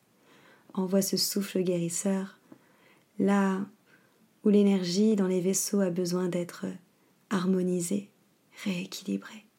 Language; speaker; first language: French; native; French